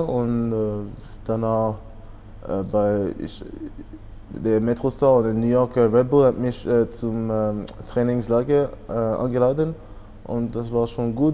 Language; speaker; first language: German; non-native, fluent; French